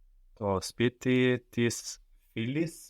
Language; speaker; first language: Greek; non-native, learner; English